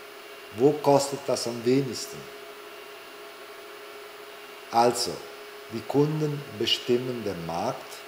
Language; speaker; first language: German; non-native, fluent; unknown